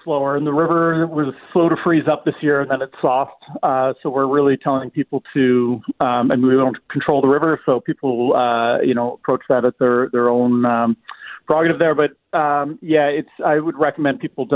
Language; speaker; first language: English; native; English